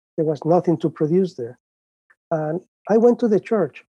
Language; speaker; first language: English; non-native, fluent; Spanish